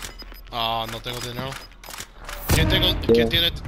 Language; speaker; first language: Spanish; early bilingual, heritage; English